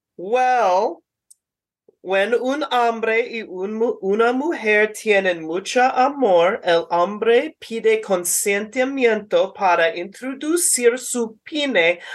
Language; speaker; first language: Spanish; non-native, learner; English